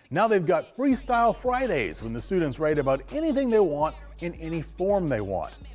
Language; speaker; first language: English; native; English